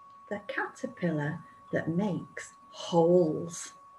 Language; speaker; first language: English; native; English